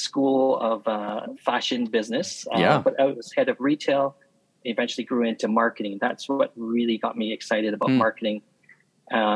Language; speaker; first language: English; native; English